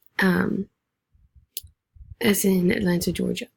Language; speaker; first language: Spanish; non-native, learner; English